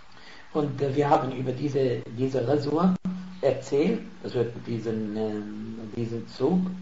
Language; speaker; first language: German; non-native, fluent; Arabic